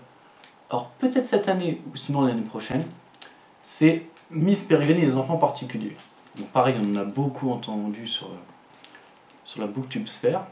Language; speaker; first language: French; native; French